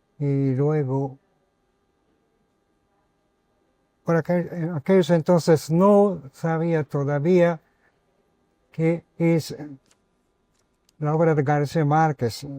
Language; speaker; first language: Spanish; non-native, fluent; Japanese